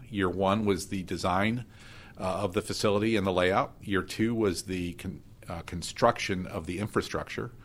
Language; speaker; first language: English; native; English